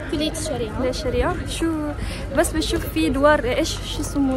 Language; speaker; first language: Arabic; non-native, learner; Malay